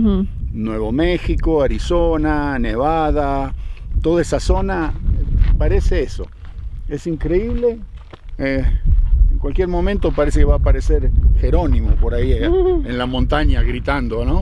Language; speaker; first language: Spanish; native; Spanish